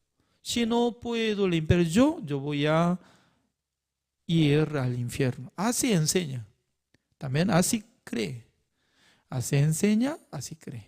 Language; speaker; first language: Spanish; non-native, fluent; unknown